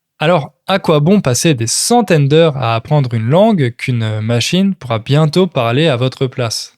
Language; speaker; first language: French; native; French